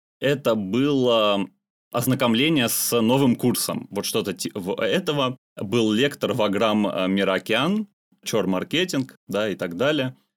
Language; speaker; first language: Russian; non-native, local second language; Armenian